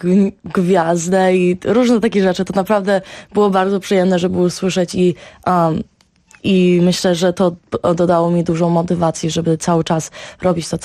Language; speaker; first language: Polish; early bilingual, heritage; Polish